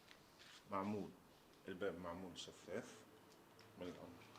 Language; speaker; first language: Arabic; native; Arabic